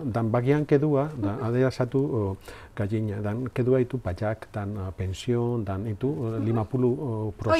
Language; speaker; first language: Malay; non-native, learner; Spanish